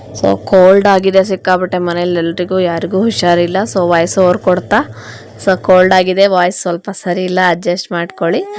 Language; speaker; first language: Kannada; non-native, local second language; Lambadi